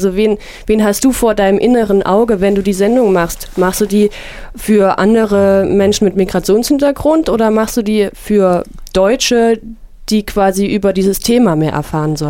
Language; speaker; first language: German; native; German